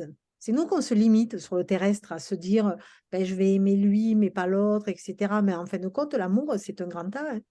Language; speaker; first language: French; native; French